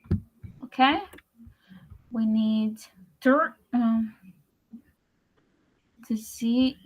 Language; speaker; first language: English; non-native, learner; Spanish